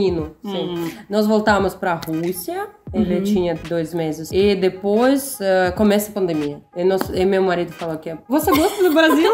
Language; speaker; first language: Portuguese; non-native, learner; Russian